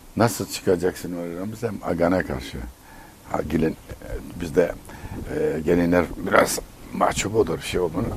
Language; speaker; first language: Turkish; native; Turkish